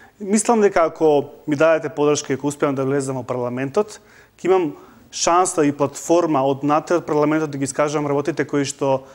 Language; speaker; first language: Macedonian; native; Macedonian